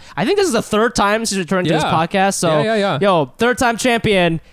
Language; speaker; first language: English; early bilingual, other home language; Japanese